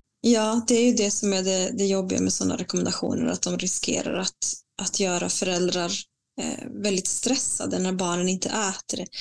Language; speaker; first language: Swedish; non-native, fluent; Spanish